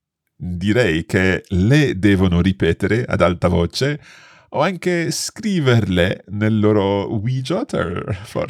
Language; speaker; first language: Italian; non-native, fluent; English